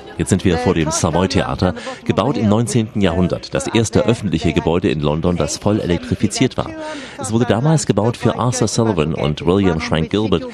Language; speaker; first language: German; non-native, fluent; Russian